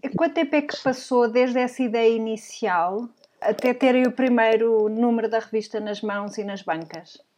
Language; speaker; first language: Portuguese; native; Portuguese